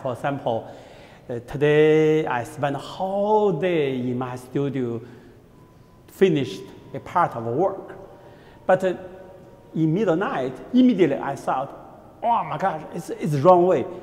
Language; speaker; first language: English; non-native, learner; Chinese